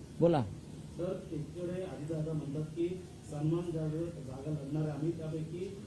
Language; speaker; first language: Hindi; non-native, local second language; Marathi